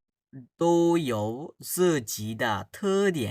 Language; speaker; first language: Chinese; non-native, learner; Bangla